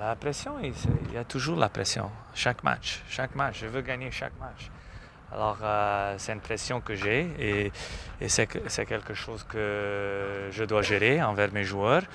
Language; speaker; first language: French; non-native, local second language; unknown